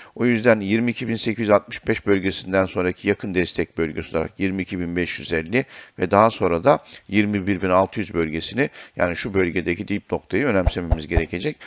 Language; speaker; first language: Turkish; native; Turkish